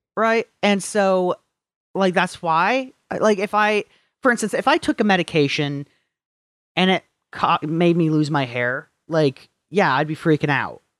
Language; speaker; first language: English; native; English